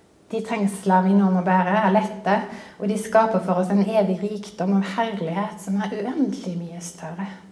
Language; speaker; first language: Norwegian; native; Norwegian